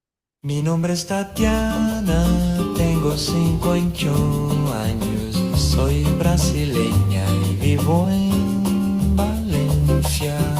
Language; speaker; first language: Spanish; non-native, learner; Portuguese